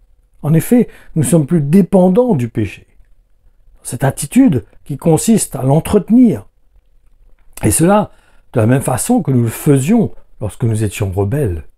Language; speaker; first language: French; native; French